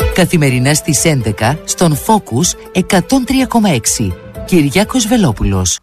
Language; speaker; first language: Greek; native; Greek